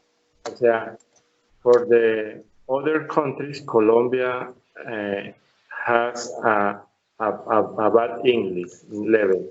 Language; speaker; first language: English; non-native, learner; Spanish